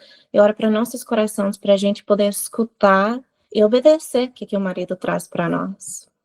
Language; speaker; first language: Portuguese; non-native, fluent; English